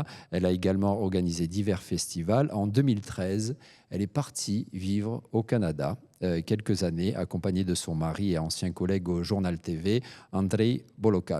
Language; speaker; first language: French; native; French